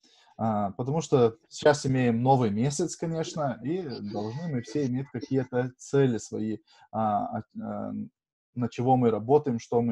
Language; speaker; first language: Russian; non-native, fluent; Lithuanian